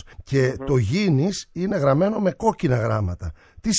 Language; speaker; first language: Greek; native; Greek